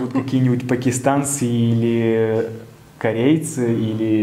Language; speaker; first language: Russian; native; Russian